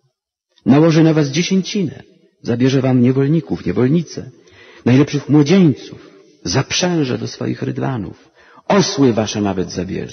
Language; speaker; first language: Polish; native; Polish